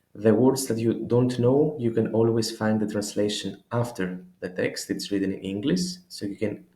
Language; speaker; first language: English; non-native, fluent; Greek